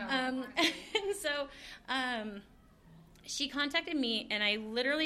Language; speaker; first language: English; native; English